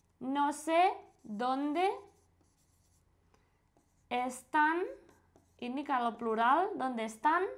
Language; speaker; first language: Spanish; non-native, fluent; Indonesian